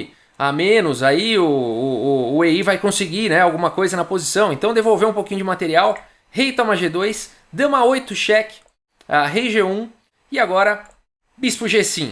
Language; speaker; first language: Portuguese; native; Portuguese